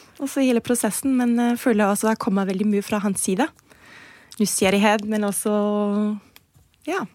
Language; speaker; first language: Norwegian; non-native, learner; German